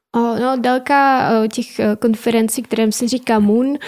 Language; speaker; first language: Czech; non-native, fluent; Ukrainian